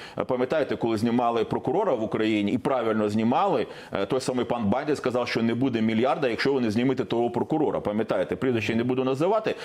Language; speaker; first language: Ukrainian; non-native, local second language; Russian